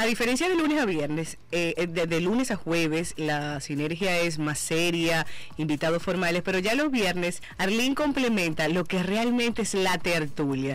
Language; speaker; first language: Spanish; native; Spanish